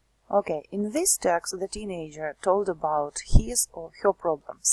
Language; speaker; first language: English; non-native, fluent; Ukrainian